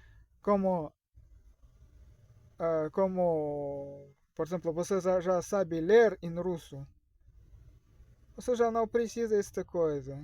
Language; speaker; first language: Portuguese; non-native, fluent; Russian